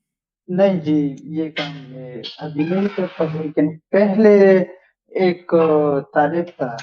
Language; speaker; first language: Hindi; non-native, learner; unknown